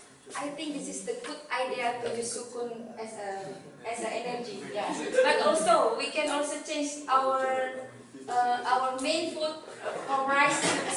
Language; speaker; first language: English; non-native, learner; Indonesian